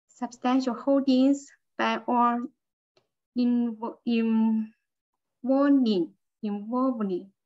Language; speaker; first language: English; non-native, learner; Chinese